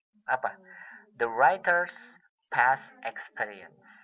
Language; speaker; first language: English; non-native, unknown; Indonesian